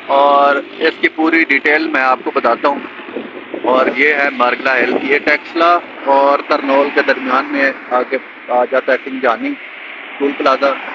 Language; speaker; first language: Urdu; non-native, local second language; Punjabi